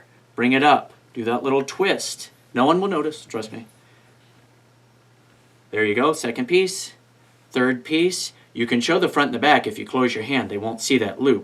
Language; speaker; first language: English; native; English